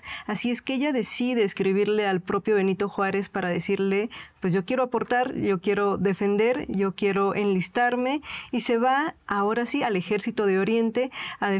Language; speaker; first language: Spanish; native; Spanish